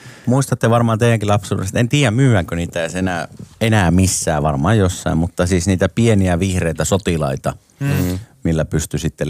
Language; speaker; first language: Finnish; native; Finnish